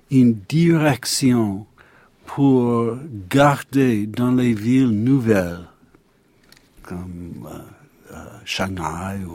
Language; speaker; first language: French; non-native, learner; English